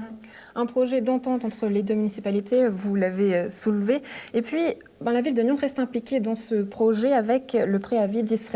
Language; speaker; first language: French; native; French